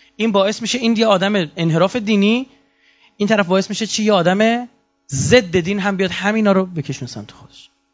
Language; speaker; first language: Persian; native; Persian